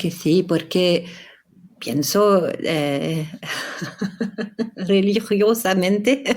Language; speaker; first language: Spanish; non-native, fluent; French